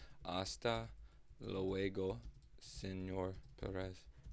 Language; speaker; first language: Spanish; non-native, learner; English